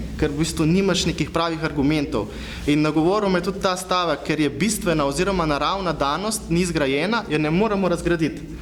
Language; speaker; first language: Slovenian; native; Slovenian